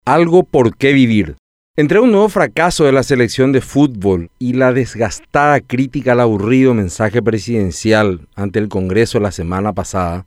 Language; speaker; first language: Spanish; native; Spanish